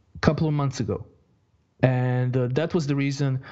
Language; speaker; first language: English; non-native, fluent; Croatian